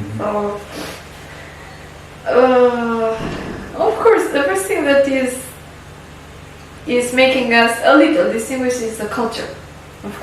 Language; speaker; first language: English; non-native, fluent; Albanian